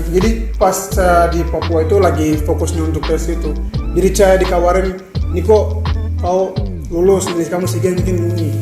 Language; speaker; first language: Indonesian; native; Indonesian